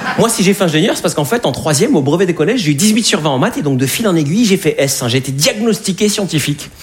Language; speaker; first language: French; native; French